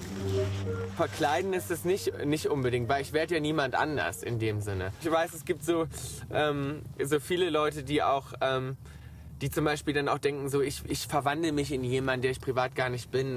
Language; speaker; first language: German; native; German